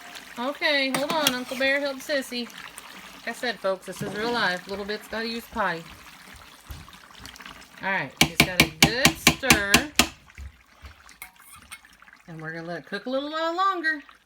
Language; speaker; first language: English; native; English